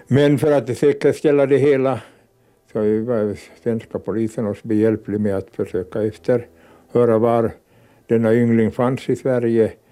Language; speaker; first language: Swedish; native; Swedish